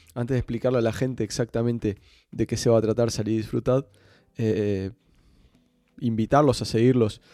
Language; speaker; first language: Spanish; native; Spanish